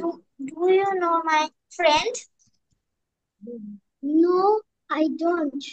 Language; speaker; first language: English; non-native, learner; Bangla